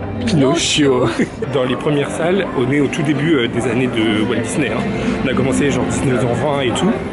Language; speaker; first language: French; native; French